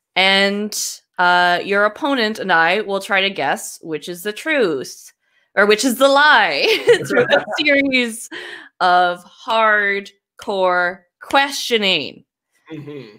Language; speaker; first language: English; native; English